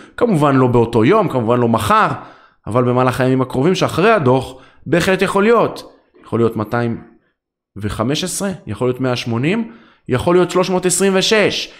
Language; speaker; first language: Hebrew; native; Hebrew